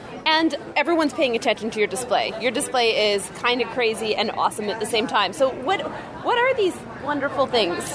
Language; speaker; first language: English; native; English